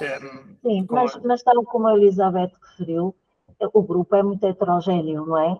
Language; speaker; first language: Portuguese; native; Portuguese